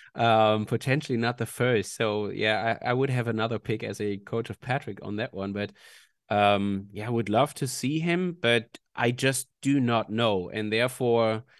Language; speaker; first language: English; non-native, fluent; German